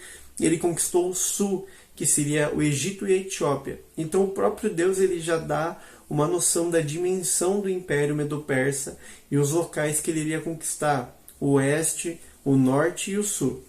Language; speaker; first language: Portuguese; native; Portuguese